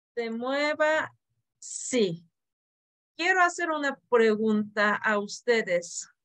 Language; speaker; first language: Spanish; non-native, fluent; Korean